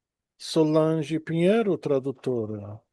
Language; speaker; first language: Portuguese; non-native, fluent; English